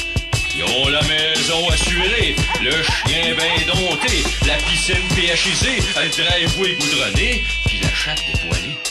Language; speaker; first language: French; native; French